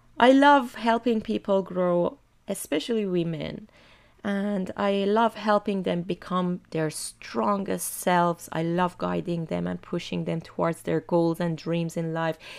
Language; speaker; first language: English; non-native, fluent; Persian